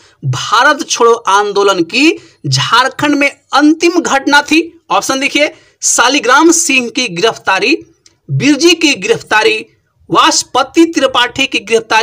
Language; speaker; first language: Hindi; native; Hindi